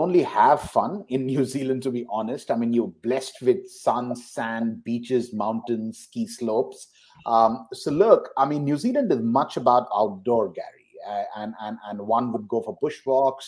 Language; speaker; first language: English; non-native, local second language; Hindi